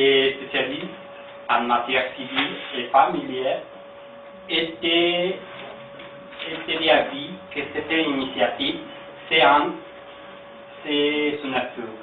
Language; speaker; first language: French; non-native, learner; Spanish